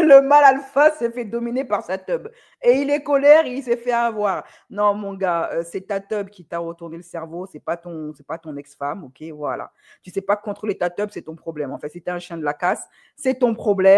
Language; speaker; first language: French; native; French